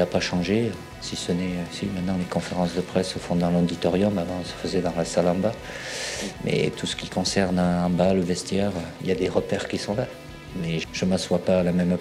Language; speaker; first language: French; native; French